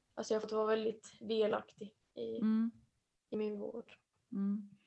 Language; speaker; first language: Swedish; native; Swedish